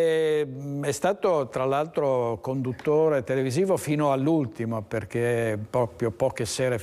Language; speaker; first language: Italian; native; Italian